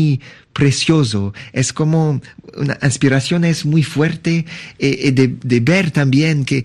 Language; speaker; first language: Spanish; non-native, learner; French